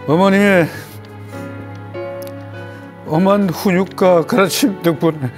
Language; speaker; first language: Korean; native; Korean